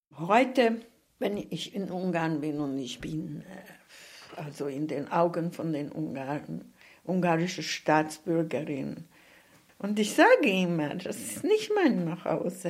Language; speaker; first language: German; non-native, fluent; Hungarian